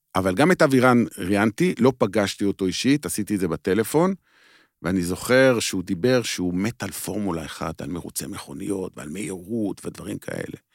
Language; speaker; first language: Hebrew; native; Hebrew